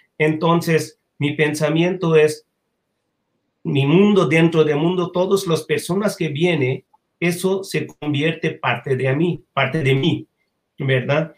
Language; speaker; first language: Spanish; non-native, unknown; Bangla